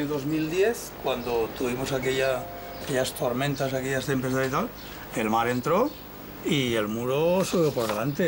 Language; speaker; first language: Spanish; native; Spanish